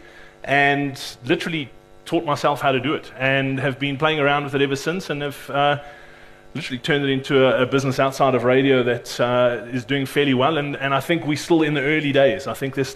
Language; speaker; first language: English; native; English